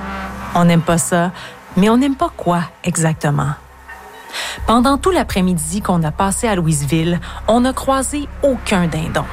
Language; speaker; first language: French; native; French